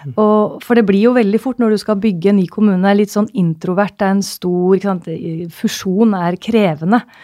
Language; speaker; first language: Norwegian; native; Norwegian